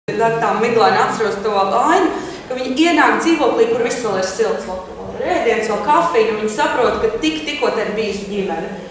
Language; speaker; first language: Latvian; non-native, local second language; Russian